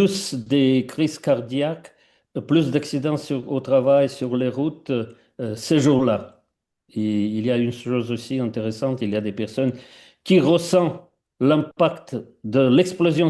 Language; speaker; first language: French; non-native, fluent; Russian